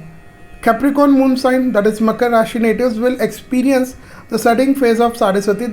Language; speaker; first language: English; non-native, local second language; Hindi